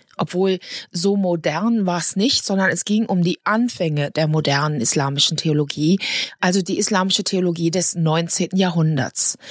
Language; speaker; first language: German; native; German